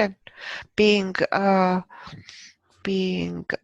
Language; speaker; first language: English; non-native, fluent; German